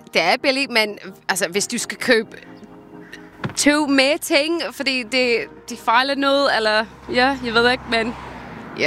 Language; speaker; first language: Danish; non-native, learner; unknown